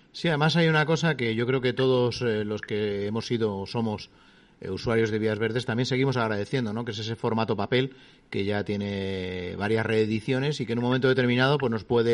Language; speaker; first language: Spanish; native; Spanish